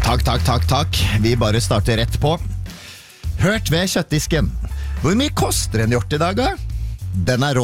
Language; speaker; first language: Norwegian; native; Norwegian